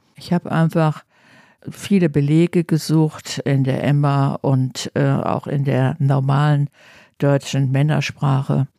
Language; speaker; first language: German; native; German